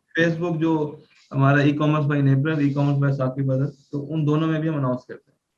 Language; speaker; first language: Urdu; non-native, local second language; Punjabi